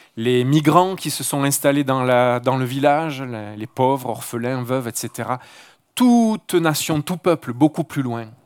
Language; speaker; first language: French; native; French